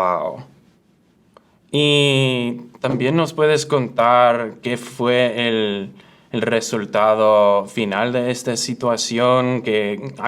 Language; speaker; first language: Spanish; early bilingual, other home language; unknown